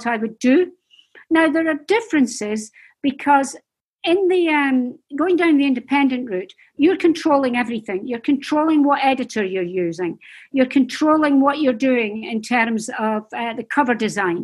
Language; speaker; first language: English; native; English